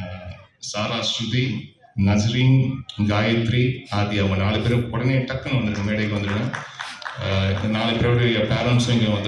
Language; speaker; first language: Tamil; native; Tamil